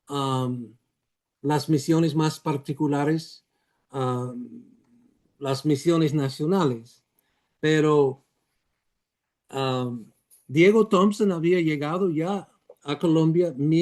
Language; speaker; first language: Spanish; non-native, fluent; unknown